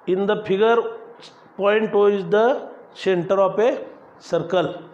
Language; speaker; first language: English; non-native, local second language; Marathi